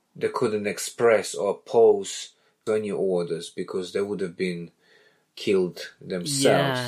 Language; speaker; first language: English; non-native, fluent; Belarusian